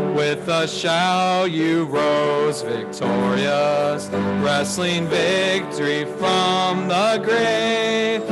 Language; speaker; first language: English; native; English